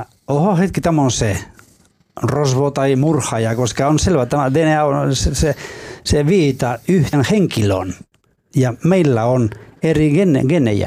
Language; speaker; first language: Finnish; non-native, fluent; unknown